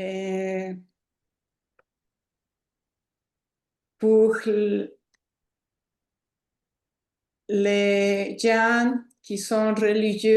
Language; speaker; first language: French; non-native, learner; Spanish